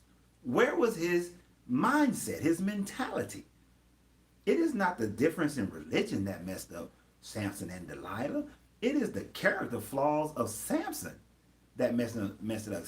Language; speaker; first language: English; native; English